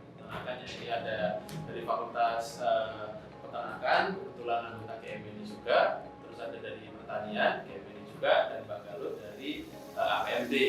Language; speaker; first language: Indonesian; native; Indonesian